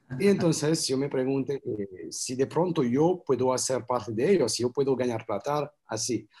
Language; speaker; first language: Spanish; non-native, learner; French